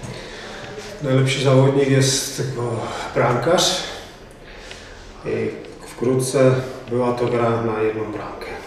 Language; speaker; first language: Polish; non-native, learner; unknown